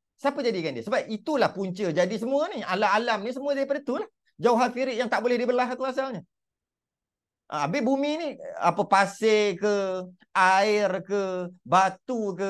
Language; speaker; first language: Malay; native; Malay